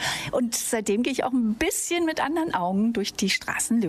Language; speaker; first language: German; native; German